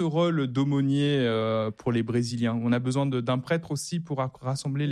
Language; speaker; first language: French; native; French